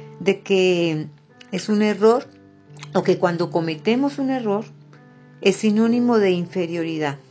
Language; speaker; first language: Spanish; native; Spanish